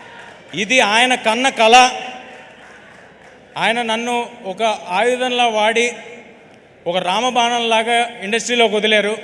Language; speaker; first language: Telugu; native; Telugu